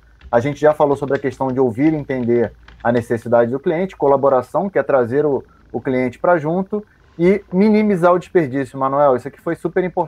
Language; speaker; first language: Portuguese; native; Portuguese